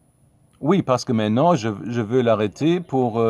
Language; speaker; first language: French; non-native, fluent; German